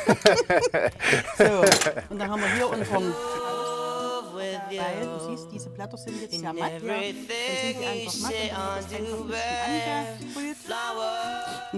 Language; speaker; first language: German; native; German